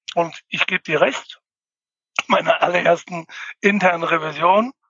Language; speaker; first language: German; native; German